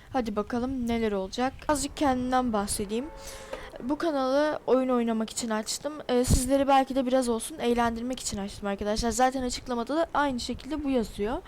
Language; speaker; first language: Turkish; native; Turkish